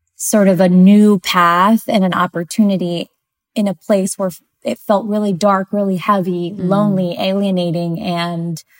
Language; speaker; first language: English; early bilingual, other home language; Spanish